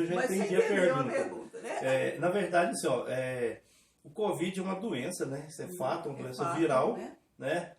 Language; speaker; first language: Portuguese; native; Portuguese